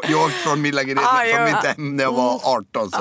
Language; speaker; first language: Swedish; non-native, fluent; Italian